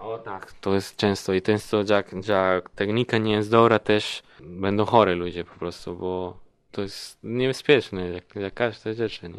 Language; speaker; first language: Polish; non-native, learner; Spanish